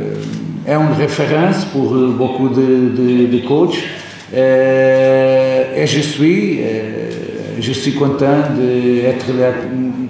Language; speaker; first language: French; non-native, learner; Portuguese